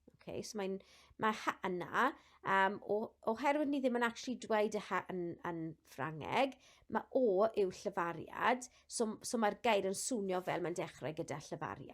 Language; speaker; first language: Welsh; non-native, local second language; English